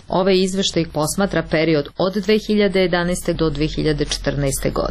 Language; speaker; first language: Croatian; native; Croatian